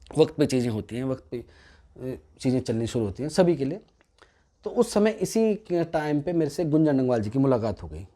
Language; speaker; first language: Hindi; non-native, local second language; Garhwali